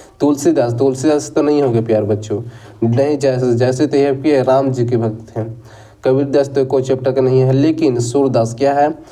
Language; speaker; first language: Hindi; native; Hindi